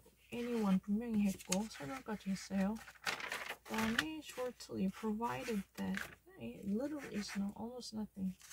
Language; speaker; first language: English; non-native, learner; Korean